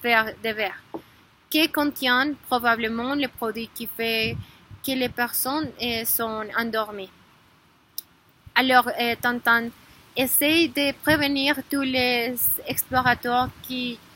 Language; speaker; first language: French; non-native, learner; Spanish